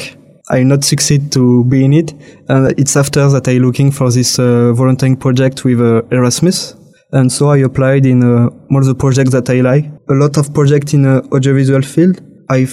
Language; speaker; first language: English; non-native, fluent; French